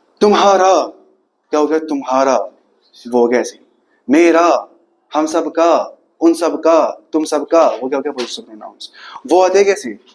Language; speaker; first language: Urdu; native; Urdu